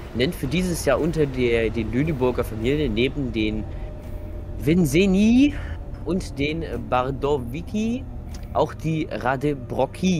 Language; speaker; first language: German; native; German